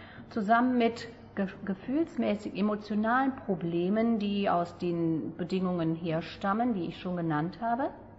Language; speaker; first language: German; native; German